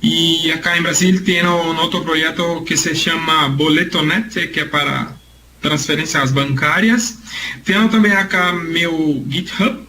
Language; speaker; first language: Spanish; non-native, learner; Portuguese